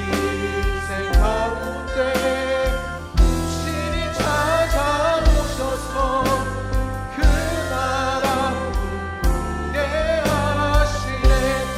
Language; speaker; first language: Korean; native; Korean